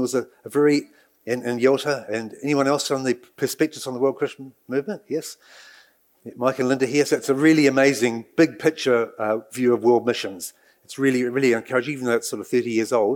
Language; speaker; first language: English; native; English